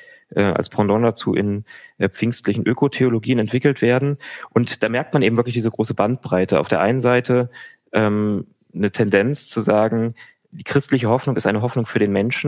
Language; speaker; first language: German; native; German